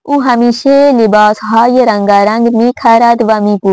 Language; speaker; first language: Persian; non-native, fluent; Urdu